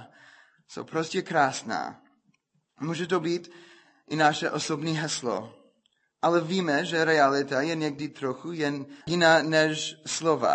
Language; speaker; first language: Czech; non-native, fluent; English